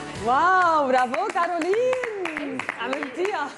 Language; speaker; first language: Arabic; native; Arabic